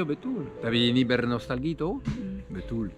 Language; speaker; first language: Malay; non-native, fluent; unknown